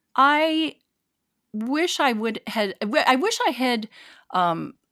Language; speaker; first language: English; native; English